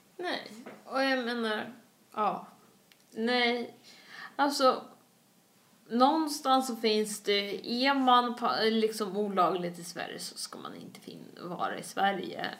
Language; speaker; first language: Swedish; early bilingual, other home language; Russian